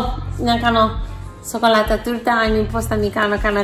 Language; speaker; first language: Greek; early bilingual, heritage; English